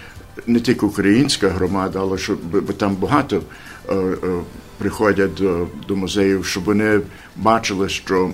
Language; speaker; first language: Ukrainian; early bilingual, heritage; Ukrainian